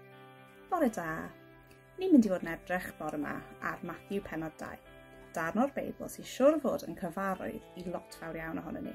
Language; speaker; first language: Welsh; native; Welsh